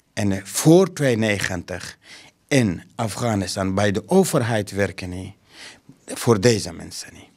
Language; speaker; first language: Dutch; non-native, learner; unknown